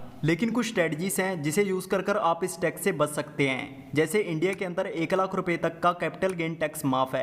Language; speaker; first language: Hindi; native; Hindi